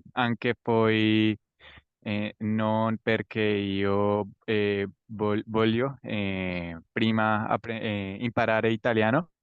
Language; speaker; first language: Italian; non-native, learner; Spanish